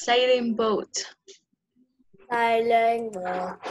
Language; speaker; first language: English; non-native, learner; Vietnamese